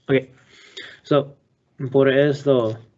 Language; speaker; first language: Spanish; non-native, learner; English